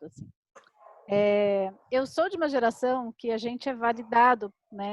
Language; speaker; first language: Portuguese; native; Portuguese